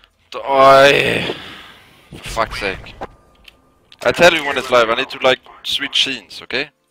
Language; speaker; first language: English; non-native, fluent; Swedish